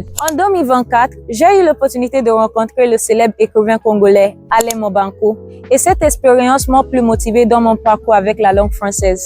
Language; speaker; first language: French; non-native, fluent; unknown